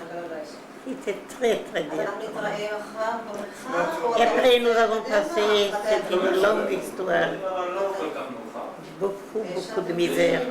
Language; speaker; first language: French; non-native, learner; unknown